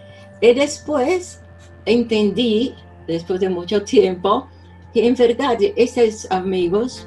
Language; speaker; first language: Spanish; non-native, fluent; Portuguese